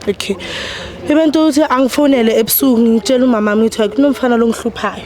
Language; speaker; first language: Zulu; native; Zulu